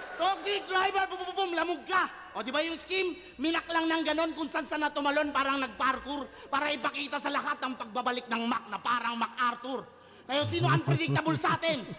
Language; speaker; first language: Filipino; native; Filipino